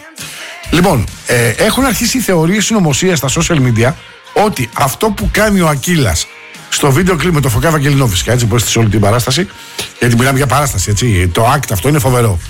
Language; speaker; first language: Greek; native; Greek